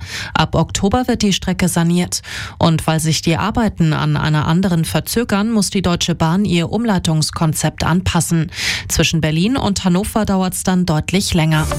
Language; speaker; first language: German; native; German